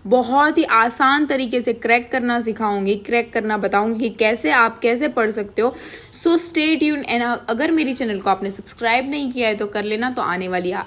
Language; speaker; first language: Hindi; non-native, local second language; Gujarati